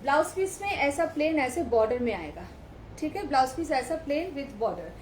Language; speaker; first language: Hindi; non-native, local second language; Bangla